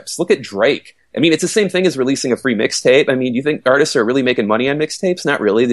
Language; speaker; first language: English; native; English